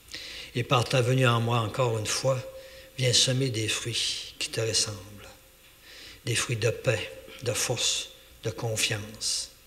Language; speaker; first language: French; native; French